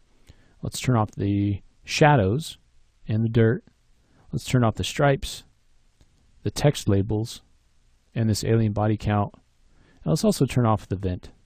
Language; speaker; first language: English; native; English